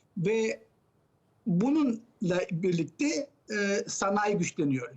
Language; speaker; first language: Turkish; early bilingual, heritage; Turkish